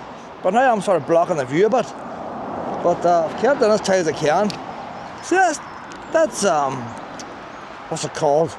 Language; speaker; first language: English; native; English